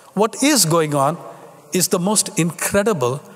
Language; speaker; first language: English; non-native, local second language; Tamil